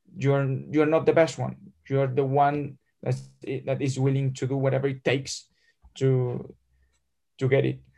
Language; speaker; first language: English; non-native, fluent; Spanish